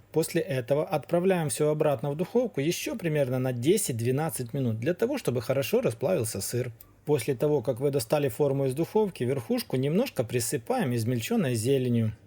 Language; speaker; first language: Russian; native; Russian